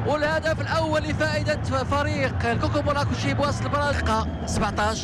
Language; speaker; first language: Arabic; native; Arabic